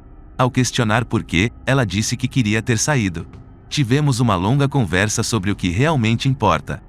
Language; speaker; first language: Portuguese; native; Portuguese